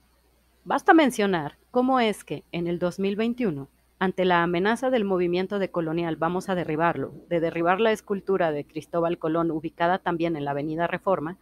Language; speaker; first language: Spanish; native; Spanish